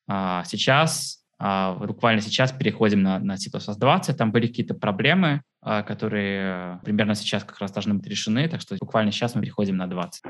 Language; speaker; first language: Russian; early bilingual, heritage; Russian